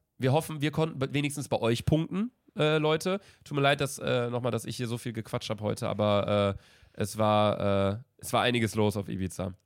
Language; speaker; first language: German; native; German